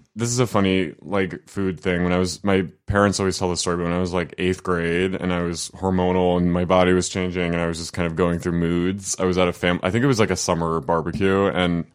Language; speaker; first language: English; native; English